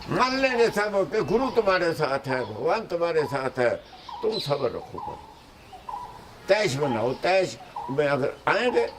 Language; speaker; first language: Hindi; non-native, local second language; Punjabi